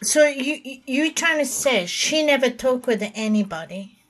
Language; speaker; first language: English; non-native, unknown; Japanese